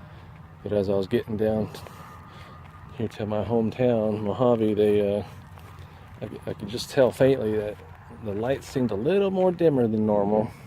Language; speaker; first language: English; native; English